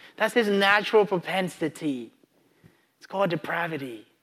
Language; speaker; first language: English; non-native, local second language; Akan